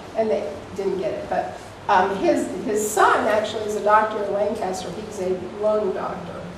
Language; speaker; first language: English; native; English